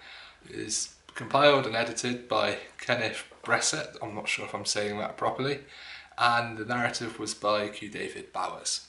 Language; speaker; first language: English; native; English